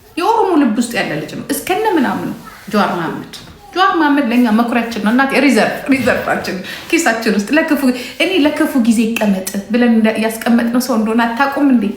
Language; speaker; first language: Amharic; non-native, local second language; Oromo